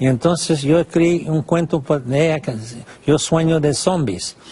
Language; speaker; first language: Spanish; non-native, fluent; English